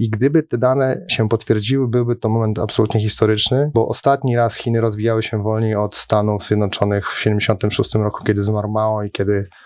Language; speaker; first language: Polish; native; Polish